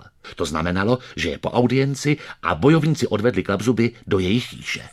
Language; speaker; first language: Czech; native; Czech